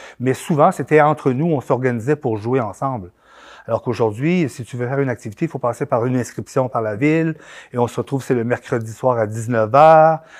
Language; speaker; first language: French; native; French